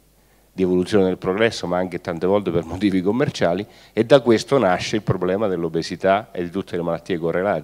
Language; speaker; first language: Italian; native; Italian